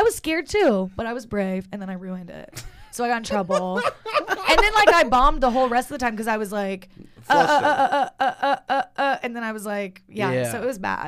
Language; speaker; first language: English; native; English